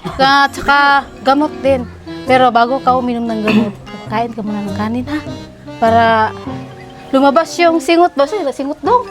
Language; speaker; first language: Filipino; non-native, local second language; Cebuano